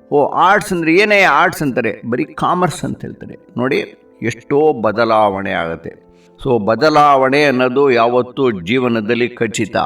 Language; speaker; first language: Kannada; non-native, local second language; Tamil